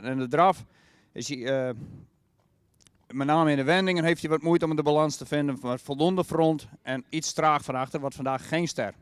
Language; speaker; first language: Dutch; native; Dutch